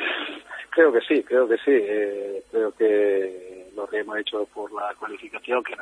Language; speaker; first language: Spanish; non-native, fluent; Italian